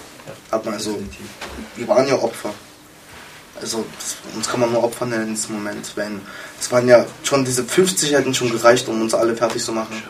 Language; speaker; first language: German; early bilingual, other home language; Kurdish